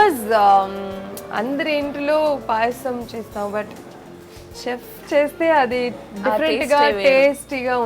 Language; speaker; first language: Telugu; non-native, local second language; Kannada